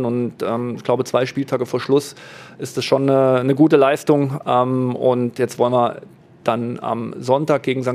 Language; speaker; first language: German; native; German